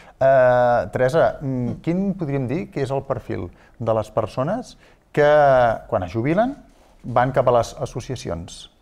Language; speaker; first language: Catalan; native; Catalan